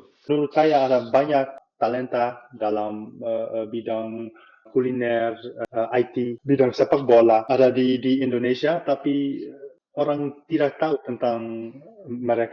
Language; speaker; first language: Indonesian; non-native, fluent; Dutch